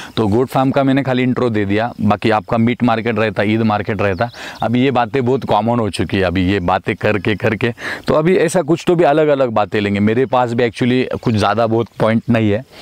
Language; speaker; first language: Hindi; non-native, local second language; Marathi